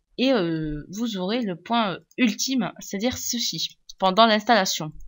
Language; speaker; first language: French; native; French